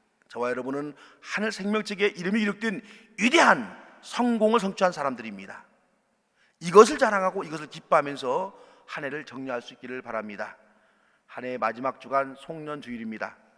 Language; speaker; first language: Korean; native; Korean